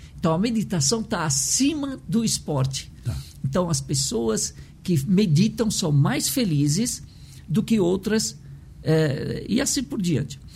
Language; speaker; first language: Portuguese; early bilingual, other home language; Arabic